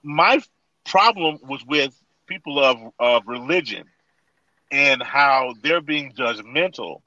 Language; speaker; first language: English; native; English